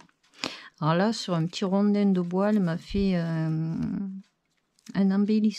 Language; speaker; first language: French; native; French